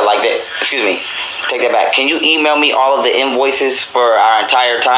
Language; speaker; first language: English; native; English